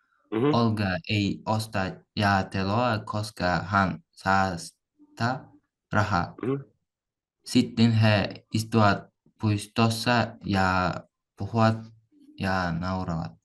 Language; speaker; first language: Finnish; non-native, learner; Uzbek